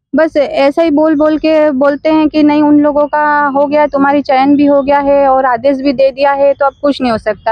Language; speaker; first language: Hindi; native; Hindi